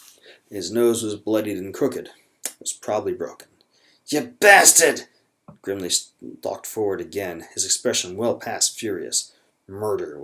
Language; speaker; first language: English; native; English